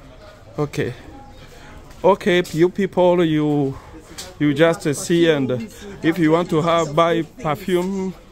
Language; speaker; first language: English; non-native, learner; Lingala